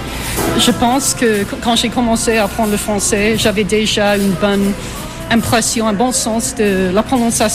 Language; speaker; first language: French; non-native, fluent; English